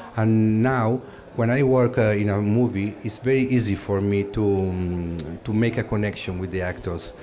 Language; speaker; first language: English; non-native, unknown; Catalan